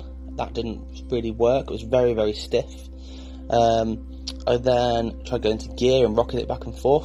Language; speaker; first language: English; native; English